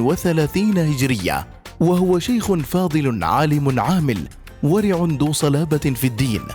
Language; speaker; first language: Arabic; native; Arabic